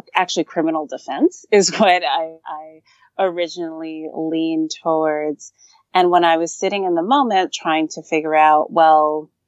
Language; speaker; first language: English; native; English